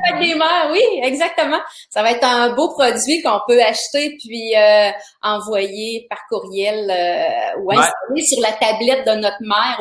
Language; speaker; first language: French; native; French